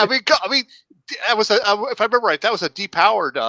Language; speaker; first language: English; native; English